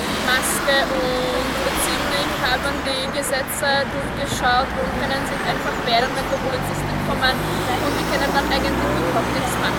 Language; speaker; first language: German; non-native, fluent; Czech